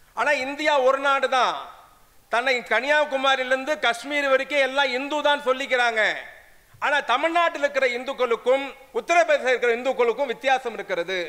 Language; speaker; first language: Tamil; non-native, local second language; Urdu